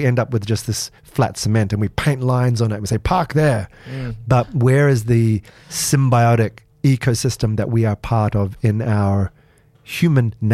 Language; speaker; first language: English; native; English